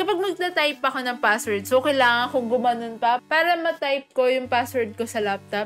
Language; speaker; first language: Filipino; native; Filipino